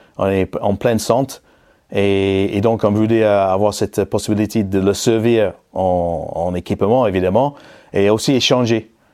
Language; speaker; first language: French; non-native, fluent; English